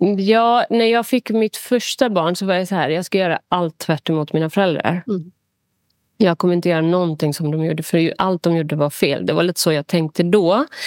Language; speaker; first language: Swedish; early bilingual, other home language; Persian